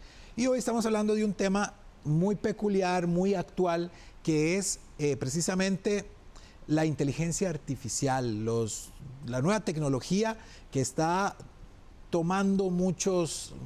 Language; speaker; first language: Spanish; native; Spanish